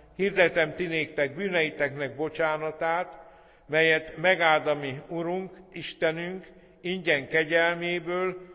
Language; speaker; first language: Hungarian; native; Hungarian